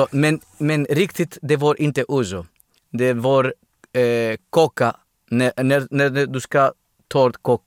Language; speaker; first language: Swedish; non-native, fluent; Greek